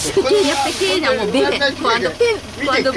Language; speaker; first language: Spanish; non-native, learner; Japanese